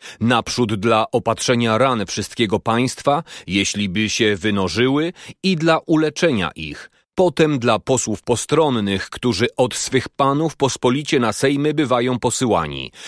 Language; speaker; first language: Polish; native; Polish